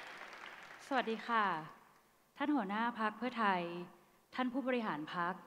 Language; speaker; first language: Thai; native; Thai